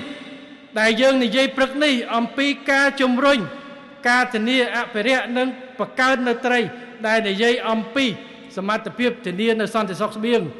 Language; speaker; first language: Khmer; native; Khmer